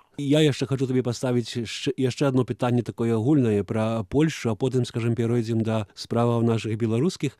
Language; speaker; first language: Belarusian; native; Belarusian